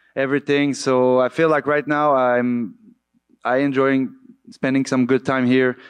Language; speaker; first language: English; native; English